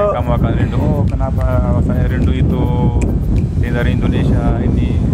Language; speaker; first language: Indonesian; non-native, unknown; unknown